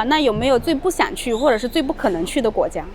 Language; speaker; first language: Chinese; native; Chinese